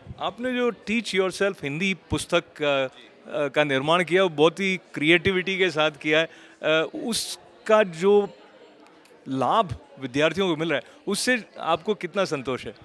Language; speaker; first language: Hindi; native; Hindi